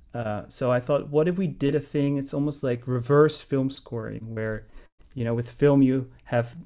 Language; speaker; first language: English; non-native, fluent; Dutch